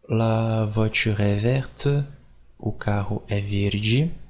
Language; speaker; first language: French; non-native, fluent; Portuguese